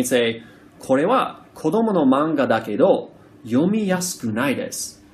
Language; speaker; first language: Japanese; non-native, fluent; English